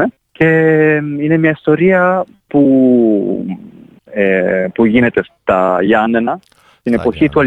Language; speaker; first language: Greek; non-native, fluent; Italian